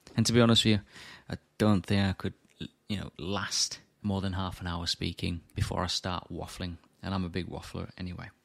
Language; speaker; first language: English; native; English